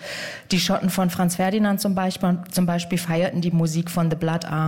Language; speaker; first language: German; native; German